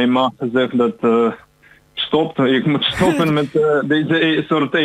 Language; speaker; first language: Dutch; non-native, learner; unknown